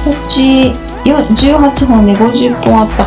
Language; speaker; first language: Japanese; native; Japanese